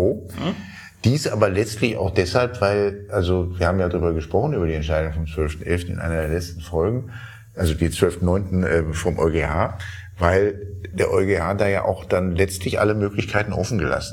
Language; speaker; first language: German; native; German